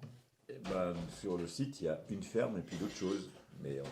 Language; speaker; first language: French; native; French